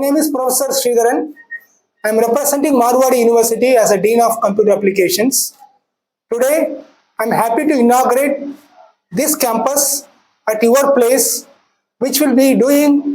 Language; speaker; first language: English; non-native, local second language; Tamil